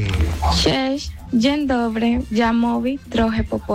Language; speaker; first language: Polish; non-native, learner; Spanish